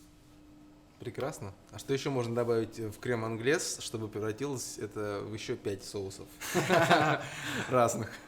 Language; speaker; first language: Russian; native; Russian